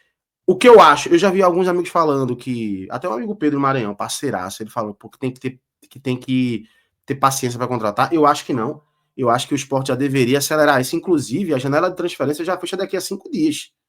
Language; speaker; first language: Portuguese; native; Portuguese